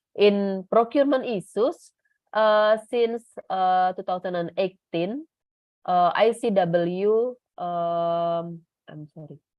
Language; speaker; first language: English; non-native, learner; Indonesian